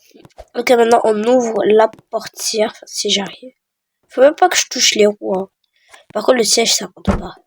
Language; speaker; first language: French; native; French